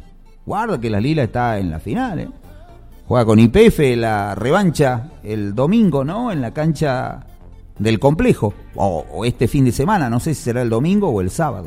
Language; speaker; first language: Spanish; native; Spanish